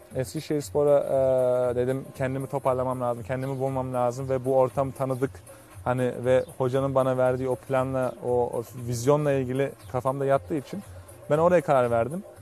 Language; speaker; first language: Turkish; early bilingual, heritage; Turkish